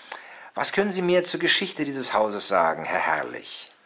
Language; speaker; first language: German; native; German